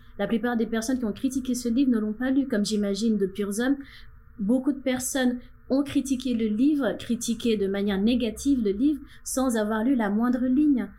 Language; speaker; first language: French; non-native, local second language; Wolof